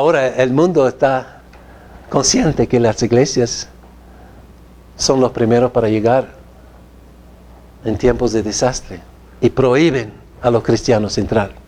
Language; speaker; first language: Spanish; non-native, fluent; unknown